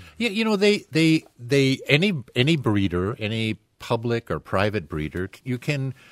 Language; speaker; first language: English; native; English